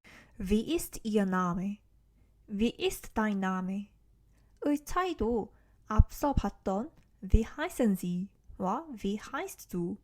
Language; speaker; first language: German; non-native, learner; Korean